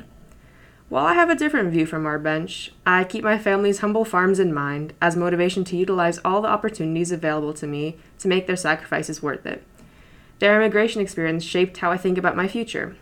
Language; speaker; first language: English; early bilingual, other home language; Polish